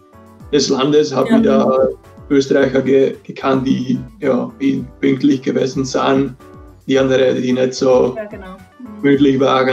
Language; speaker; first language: German; non-native, fluent; Czech